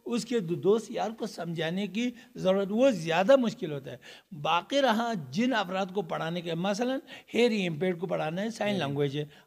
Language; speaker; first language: Urdu; non-native, local second language; Balti